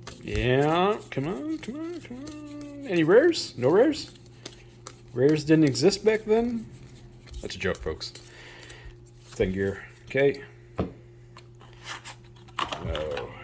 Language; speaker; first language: English; native; English